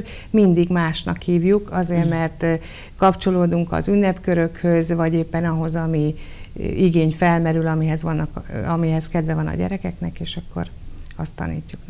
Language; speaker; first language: Hungarian; native; Hungarian